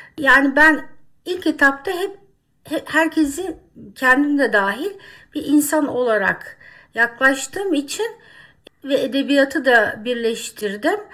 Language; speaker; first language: Turkish; native; Turkish